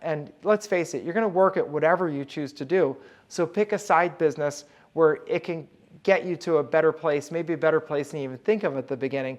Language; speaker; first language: English; native; English